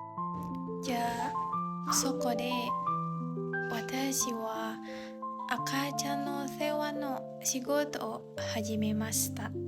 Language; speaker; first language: Japanese; non-native, learner; Indonesian